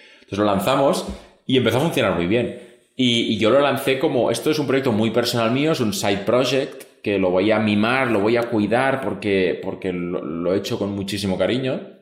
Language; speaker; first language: Spanish; non-native, local second language; Catalan